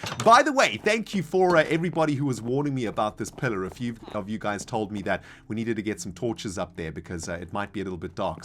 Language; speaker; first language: English; native; English